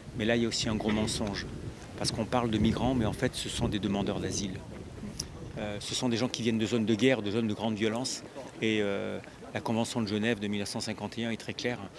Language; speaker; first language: French; native; French